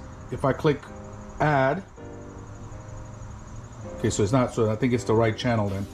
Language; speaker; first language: English; native; English